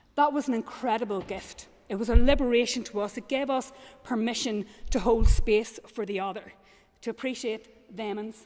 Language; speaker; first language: English; native; English